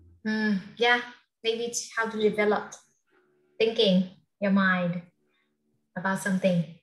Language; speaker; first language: English; non-native, fluent; Vietnamese